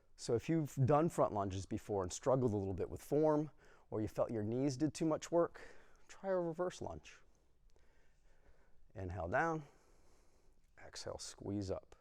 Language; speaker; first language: English; native; English